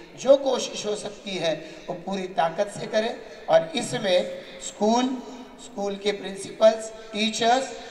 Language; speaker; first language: Hindi; native; Hindi